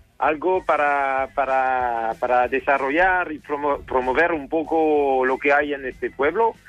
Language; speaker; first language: Spanish; non-native, learner; French